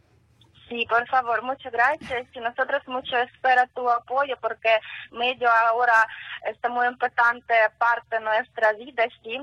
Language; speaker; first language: Spanish; non-native, learner; Ukrainian